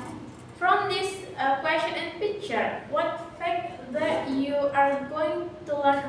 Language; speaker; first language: English; non-native, learner; Indonesian